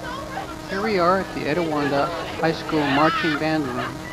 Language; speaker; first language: English; native; English